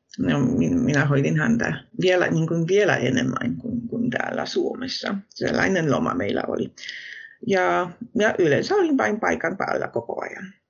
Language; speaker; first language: Finnish; non-native, fluent; Polish